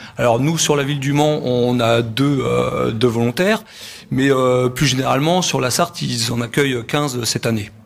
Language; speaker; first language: French; native; French